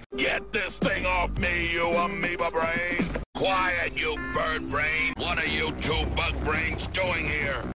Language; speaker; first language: English; native; English